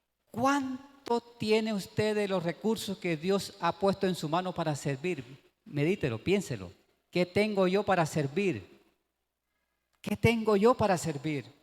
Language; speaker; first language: Spanish; native; Spanish